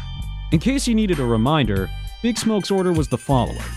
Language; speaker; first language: English; native; English